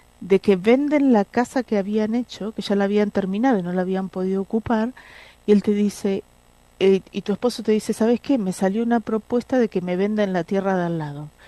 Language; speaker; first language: Spanish; native; Spanish